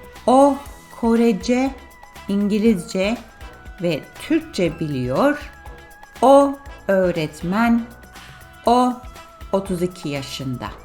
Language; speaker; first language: Turkish; non-native, fluent; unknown